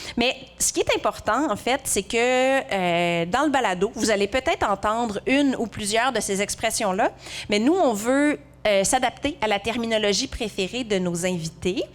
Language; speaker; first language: French; native; French